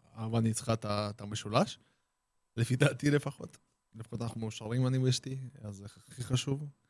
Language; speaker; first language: Hebrew; early bilingual, other home language; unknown